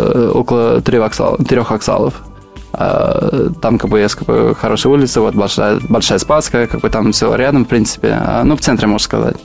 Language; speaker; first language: Russian; non-native, fluent; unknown